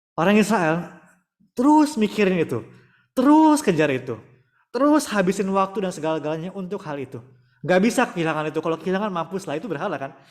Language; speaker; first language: Indonesian; native; Indonesian